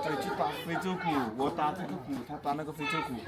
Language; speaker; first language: Chinese; non-native, local second language; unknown